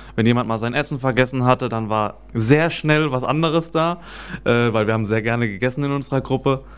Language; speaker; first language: German; native; German